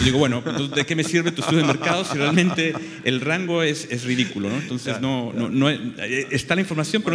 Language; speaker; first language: Spanish; native; Spanish